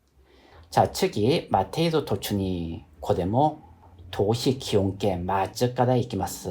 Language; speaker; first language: Japanese; non-native, fluent; Korean